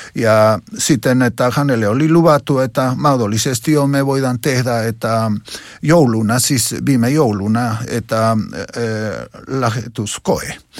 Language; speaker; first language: Finnish; non-native, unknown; Spanish